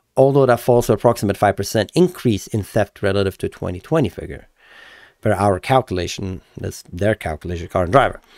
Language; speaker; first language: English; native; English